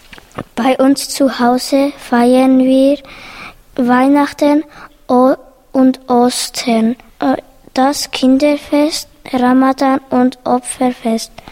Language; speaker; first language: German; early bilingual, other home language; Turkish